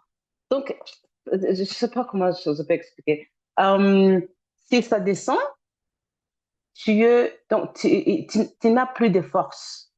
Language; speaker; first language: French; non-native, fluent; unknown